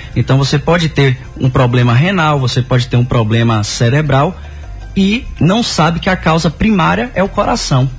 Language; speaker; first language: Portuguese; native; Portuguese